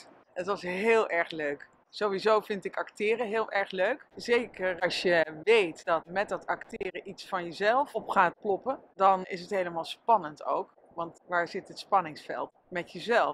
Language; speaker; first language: Dutch; native; Dutch